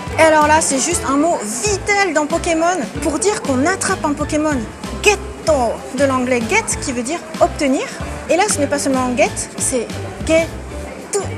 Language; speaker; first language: French; native; French